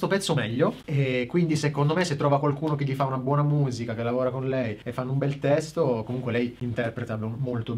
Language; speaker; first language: Italian; native; Italian